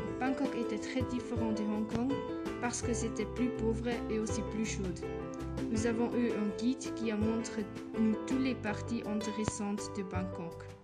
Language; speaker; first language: French; non-native, learner; German